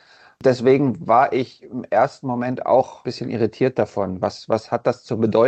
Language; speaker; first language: German; native; German